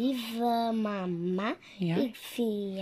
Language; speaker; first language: Dutch; early bilingual, other home language; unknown